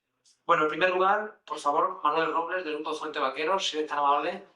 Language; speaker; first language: Spanish; native; Spanish